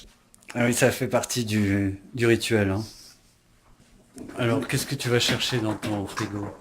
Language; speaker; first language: French; native; French